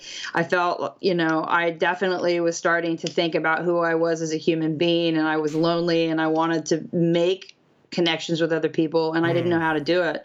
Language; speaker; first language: English; native; English